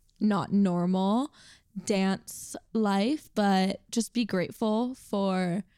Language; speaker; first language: English; native; English